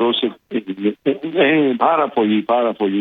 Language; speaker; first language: Greek; non-native, local second language; Arabic